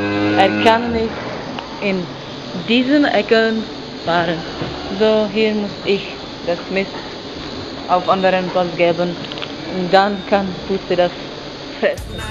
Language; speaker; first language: German; non-native, learner; Czech